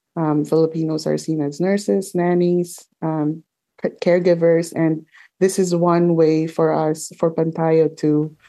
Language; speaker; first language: English; non-native, local second language; Filipino